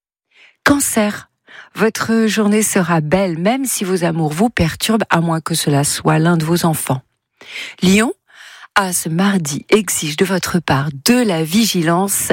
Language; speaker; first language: French; native; French